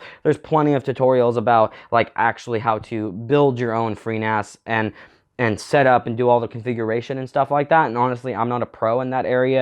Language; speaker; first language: English; native; English